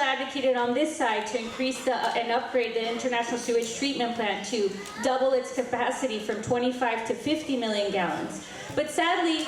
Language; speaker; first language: English; early bilingual, heritage; Spanish